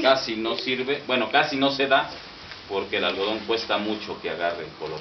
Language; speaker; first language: Spanish; native; Spanish